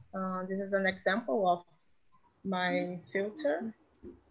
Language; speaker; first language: English; non-native, fluent; Portuguese